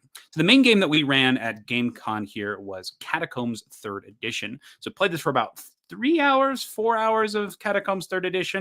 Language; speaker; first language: English; native; English